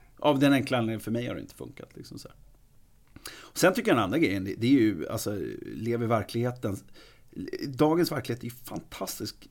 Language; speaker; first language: Swedish; native; Swedish